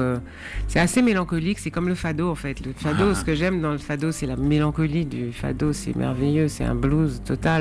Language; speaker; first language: French; native; French